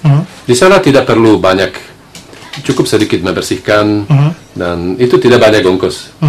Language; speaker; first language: Indonesian; non-native, fluent; Slovak